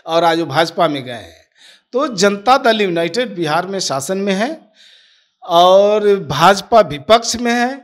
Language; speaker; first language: Hindi; native; Hindi